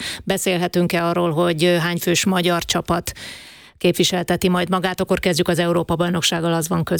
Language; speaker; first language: Hungarian; native; Hungarian